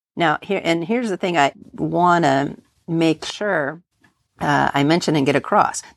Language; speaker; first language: English; native; English